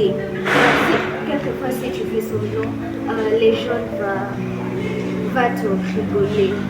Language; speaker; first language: French; non-native, learner; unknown